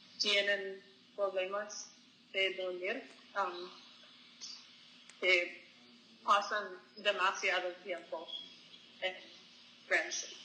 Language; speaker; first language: Spanish; non-native, learner; English